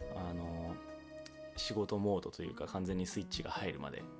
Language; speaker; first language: Japanese; early bilingual, heritage; English